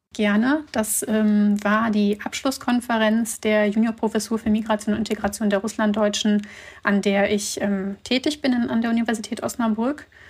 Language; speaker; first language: German; early bilingual, other home language; Russian